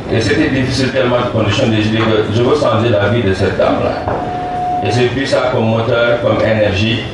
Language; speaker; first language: French; non-native, local second language; Wolof